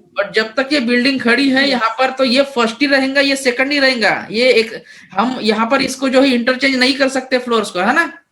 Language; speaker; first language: Hindi; non-native, local second language; Marathi